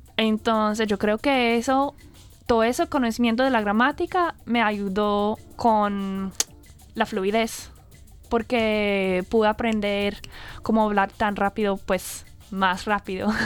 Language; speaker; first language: Spanish; non-native, fluent; English